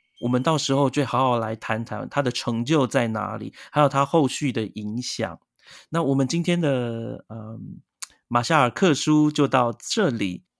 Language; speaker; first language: Chinese; native; Chinese